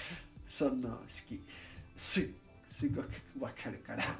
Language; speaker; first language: Japanese; non-native, learner; English